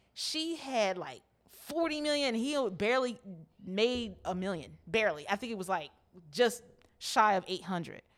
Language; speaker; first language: English; native; English